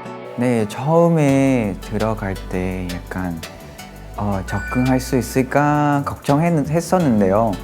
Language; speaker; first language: Korean; non-native, fluent; Vietnamese